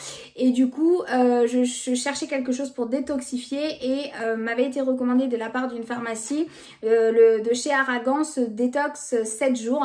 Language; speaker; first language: French; native; French